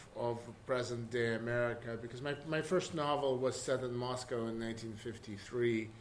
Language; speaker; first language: English; non-native, fluent; Russian